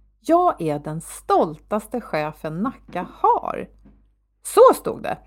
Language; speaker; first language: Swedish; native; Swedish